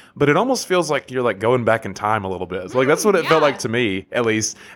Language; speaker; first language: English; native; English